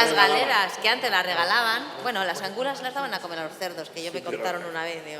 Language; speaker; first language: Spanish; native; Spanish